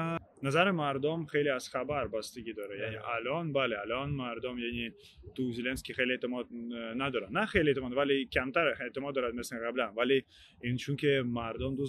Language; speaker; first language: Persian; non-native, learner; Ukrainian